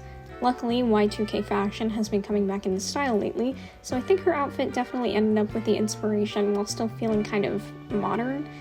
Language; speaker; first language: English; native; English